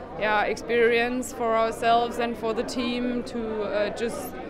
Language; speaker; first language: English; non-native, fluent; German